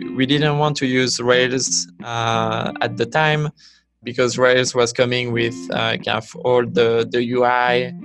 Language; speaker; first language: English; non-native, fluent; French